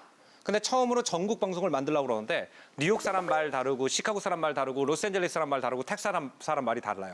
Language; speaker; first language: Korean; native; Korean